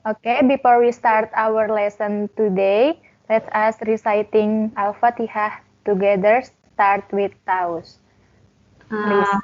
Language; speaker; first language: English; non-native, learner; Indonesian